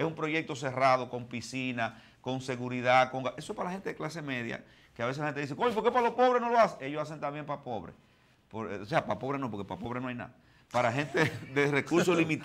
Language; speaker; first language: Spanish; native; Spanish